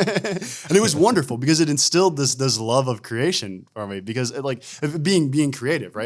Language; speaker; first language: English; native; English